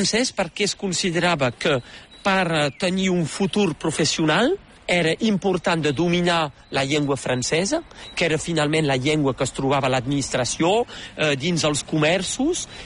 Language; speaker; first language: Catalan; native; Catalan